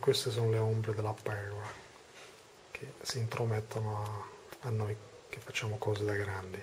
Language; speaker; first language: Italian; early bilingual, other home language; Albanian